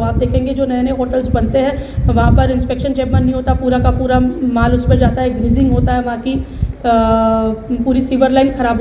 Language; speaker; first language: Hindi; non-native, local second language; Marathi